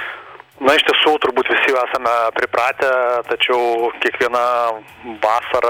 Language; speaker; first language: Lithuanian; native; Lithuanian